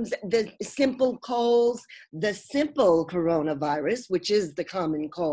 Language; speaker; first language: English; native; English